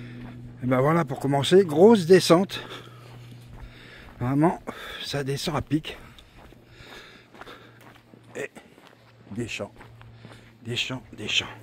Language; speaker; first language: French; native; French